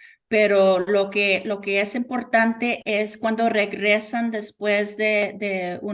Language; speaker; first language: Spanish; early bilingual, heritage; Spanish